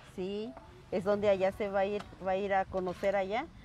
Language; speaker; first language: Spanish; non-native, local second language; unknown